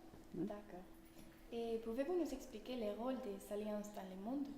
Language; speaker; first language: French; non-native, learner; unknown